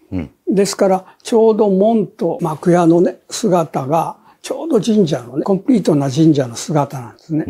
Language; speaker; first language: Japanese; native; Japanese